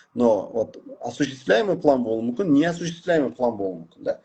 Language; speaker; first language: Russian; non-native, local second language; Kazakh